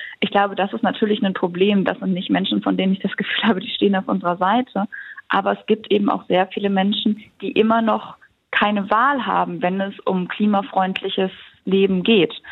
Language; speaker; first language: German; native; German